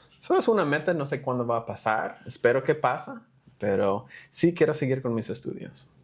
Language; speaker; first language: Spanish; non-native, fluent; English